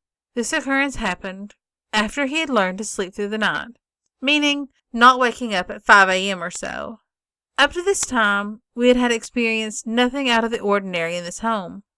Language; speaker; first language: English; native; English